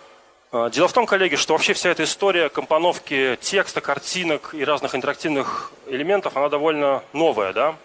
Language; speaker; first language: Russian; native; Russian